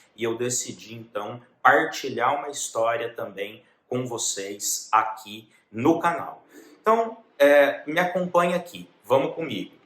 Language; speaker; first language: Portuguese; native; Portuguese